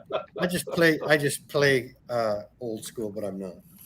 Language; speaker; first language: English; native; English